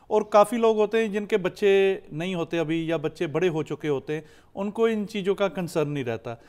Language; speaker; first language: Hindi; non-native, local second language; Punjabi